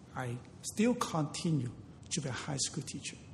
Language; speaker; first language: English; non-native, local second language; Cantonese